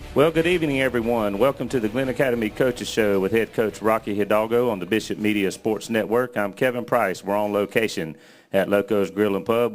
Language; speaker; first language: English; native; English